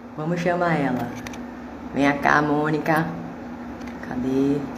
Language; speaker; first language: Portuguese; native; Portuguese